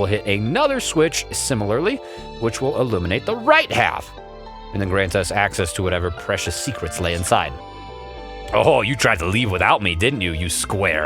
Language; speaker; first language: English; native; English